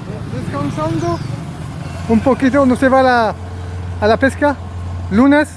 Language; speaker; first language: Spanish; non-native, learner; French